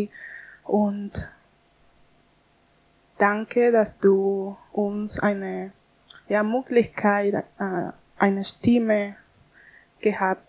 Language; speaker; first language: German; non-native, learner; Spanish